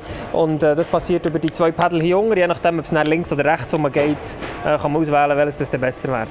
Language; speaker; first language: German; native; German